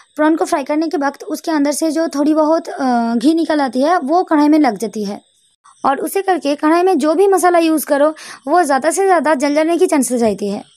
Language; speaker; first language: Hindi; non-native, local second language; Bangla